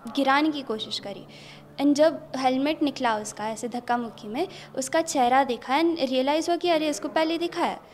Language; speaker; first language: Hindi; native; Hindi